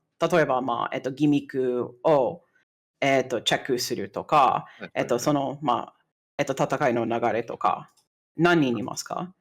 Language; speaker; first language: Japanese; non-native, fluent; English